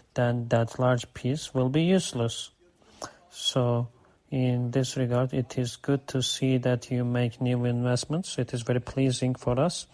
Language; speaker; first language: English; non-native, fluent; Turkish